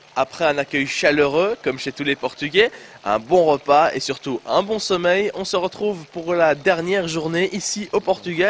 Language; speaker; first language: French; native; French